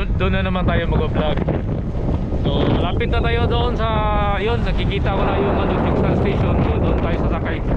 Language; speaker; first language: Filipino; non-native, local second language; Cebuano